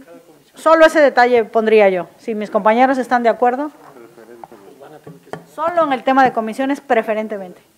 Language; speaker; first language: Spanish; native; Spanish